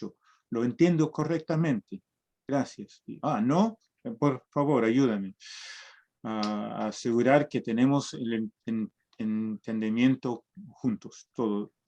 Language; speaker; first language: Spanish; early bilingual, heritage; Spanish